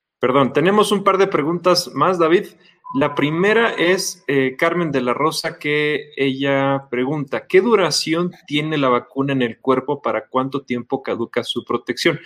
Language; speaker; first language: Spanish; native; Spanish